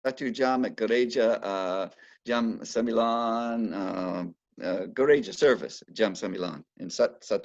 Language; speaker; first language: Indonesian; non-native, learner; English